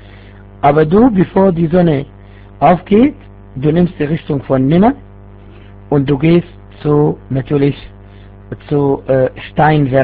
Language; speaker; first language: German; non-native, fluent; Arabic